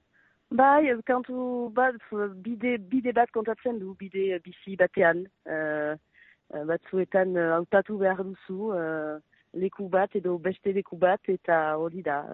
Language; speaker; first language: Basque; non-native, local second language; French